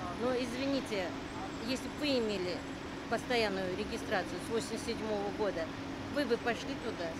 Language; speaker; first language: Russian; native; Russian